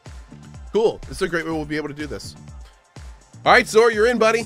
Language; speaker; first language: English; native; English